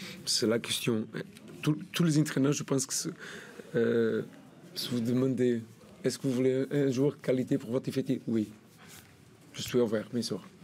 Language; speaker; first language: French; non-native, learner; Portuguese